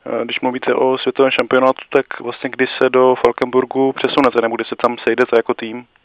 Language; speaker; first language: Czech; native; Czech